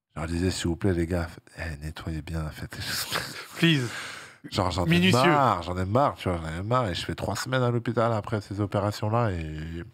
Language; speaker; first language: French; native; French